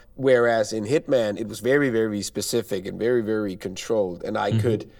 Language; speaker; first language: English; non-native, fluent; Danish